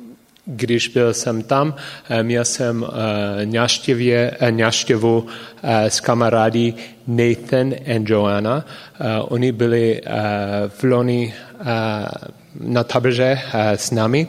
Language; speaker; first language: Czech; non-native, learner; English